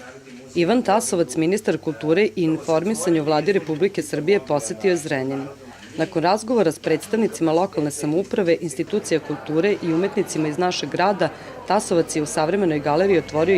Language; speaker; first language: Serbian; native; Serbian